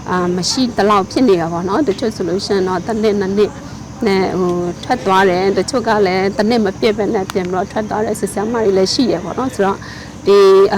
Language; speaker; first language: Burmese; native; Burmese